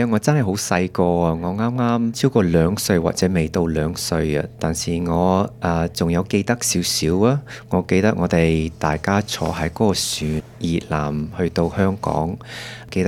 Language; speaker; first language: Chinese; early bilingual, heritage; Cantonese